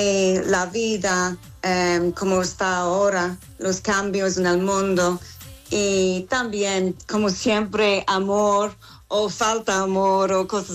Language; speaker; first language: Spanish; non-native, fluent; English